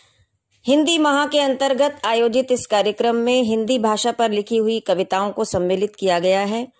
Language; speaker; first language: Hindi; native; Hindi